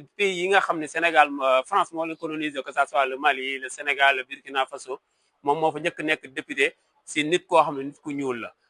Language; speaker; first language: Wolof; non-native, local second language; Serer